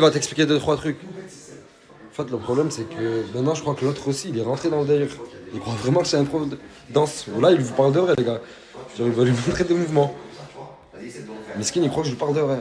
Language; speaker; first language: French; native; French